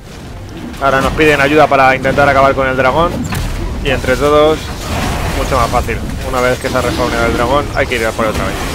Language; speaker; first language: Spanish; native; Spanish